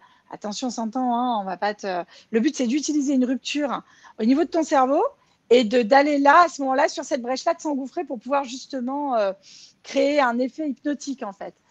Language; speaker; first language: French; native; French